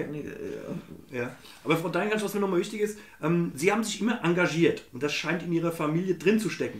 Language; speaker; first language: German; native; German